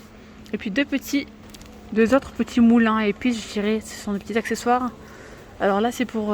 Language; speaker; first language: French; native; French